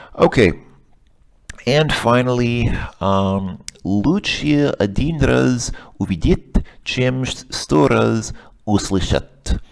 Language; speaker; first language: Russian; non-native, learner; English